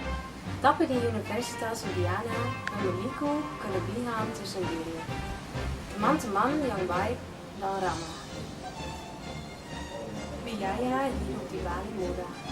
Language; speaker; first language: Indonesian; non-native, learner; German